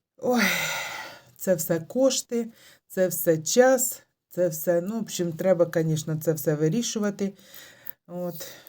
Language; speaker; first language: Ukrainian; native; Ukrainian